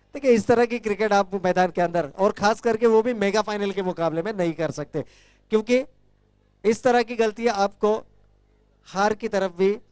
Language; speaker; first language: Hindi; non-native, local second language; Marathi